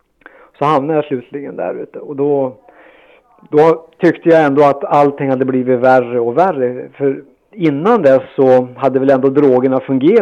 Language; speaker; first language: Swedish; native; Swedish